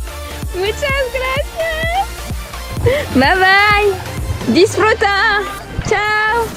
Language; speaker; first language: Spanish; non-native, learner; French